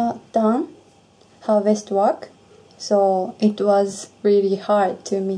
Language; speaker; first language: English; non-native, learner; Japanese